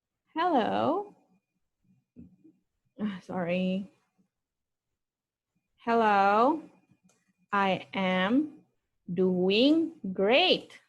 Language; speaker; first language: English; non-native, fluent; Indonesian